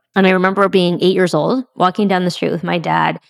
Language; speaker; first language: English; native; English